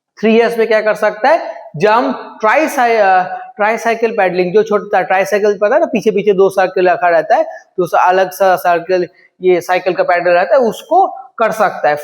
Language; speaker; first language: Hindi; non-native, local second language; Bangla